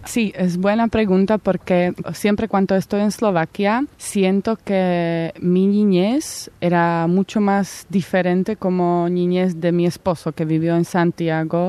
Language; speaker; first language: Spanish; non-native, fluent; Slovak